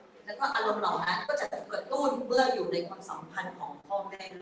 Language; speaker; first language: Thai; native; Thai